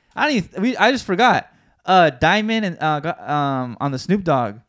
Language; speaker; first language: English; early bilingual, other home language; Spanish